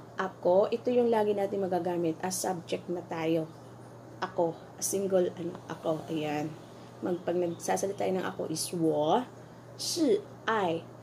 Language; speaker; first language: Filipino; native; Filipino